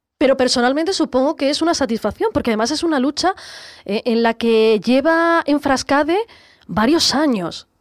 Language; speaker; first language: Spanish; native; Spanish